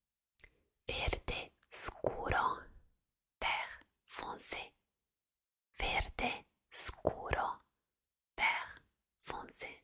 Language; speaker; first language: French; non-native, fluent; Italian